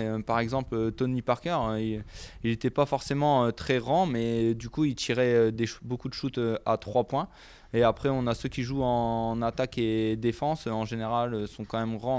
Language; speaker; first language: French; native; French